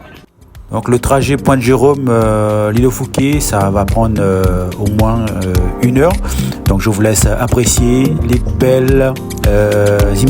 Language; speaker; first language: French; non-native, local second language; Morisyen